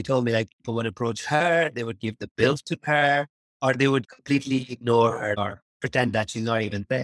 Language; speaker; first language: English; non-native, local second language; Urdu